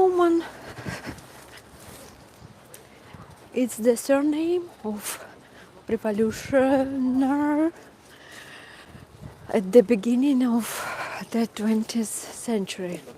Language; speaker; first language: English; non-native, fluent; Russian